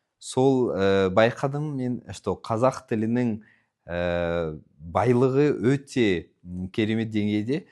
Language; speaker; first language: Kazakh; non-native, learner; Punjabi